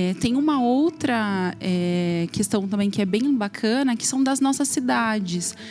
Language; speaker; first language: Portuguese; native; Portuguese